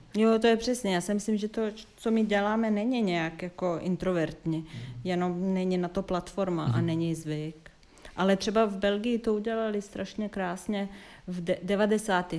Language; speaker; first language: Czech; non-native, fluent; Serbian